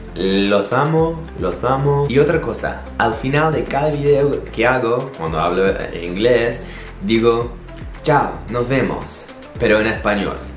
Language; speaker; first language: Spanish; non-native, fluent; English